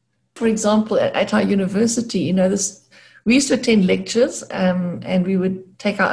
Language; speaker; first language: English; native; English